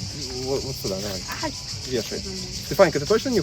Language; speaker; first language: Russian; native; Russian